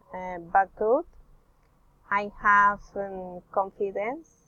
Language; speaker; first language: English; non-native, learner; Spanish